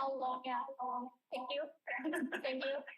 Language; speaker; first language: English; non-native, learner; Indonesian